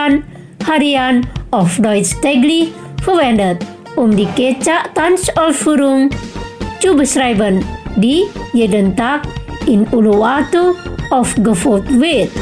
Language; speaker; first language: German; non-native, fluent; Indonesian